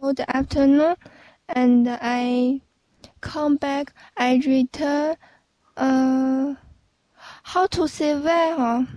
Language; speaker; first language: English; non-native, learner; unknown